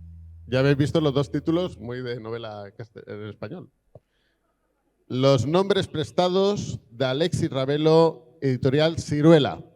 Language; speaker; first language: Spanish; native; Spanish